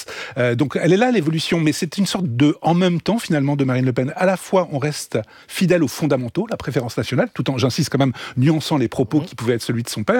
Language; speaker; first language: French; native; French